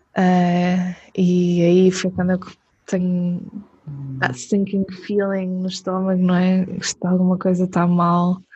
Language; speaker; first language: Portuguese; native; Portuguese